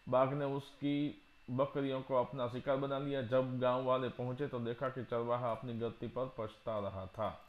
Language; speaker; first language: Hindi; non-native, local second language; Gujarati